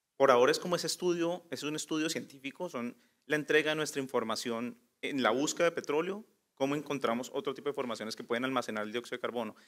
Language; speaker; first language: Spanish; native; Spanish